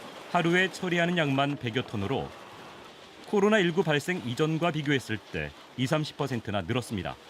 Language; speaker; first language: Korean; native; Korean